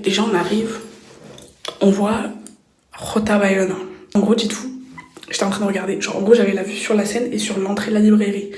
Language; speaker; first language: French; native; French